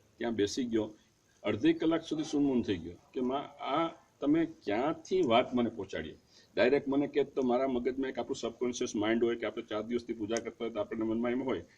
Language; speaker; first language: Gujarati; native; Gujarati